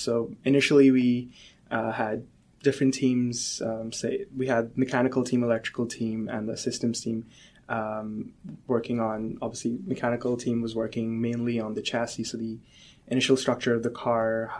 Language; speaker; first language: English; non-native, local second language; Hindi